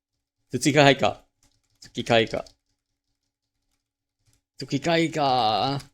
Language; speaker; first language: Japanese; non-native, learner; English